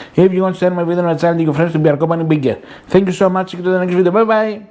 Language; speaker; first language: English; non-native, learner; Greek